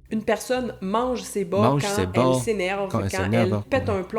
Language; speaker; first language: French; native; French